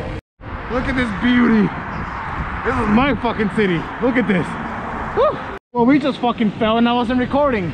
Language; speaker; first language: English; native; English